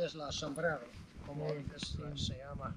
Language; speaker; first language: Spanish; non-native, learner; English